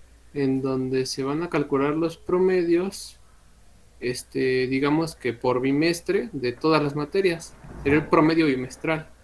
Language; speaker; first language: Spanish; native; Spanish